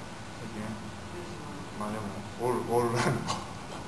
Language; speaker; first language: Japanese; native; Japanese